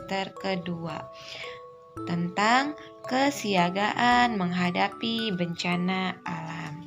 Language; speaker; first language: Indonesian; native; Indonesian